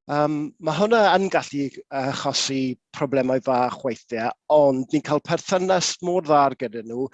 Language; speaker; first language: Welsh; non-native, local second language; English